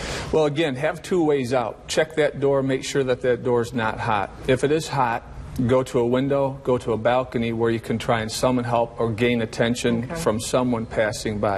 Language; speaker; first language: English; native; English